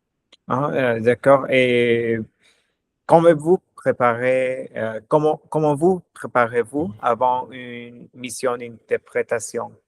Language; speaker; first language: French; non-native, learner; German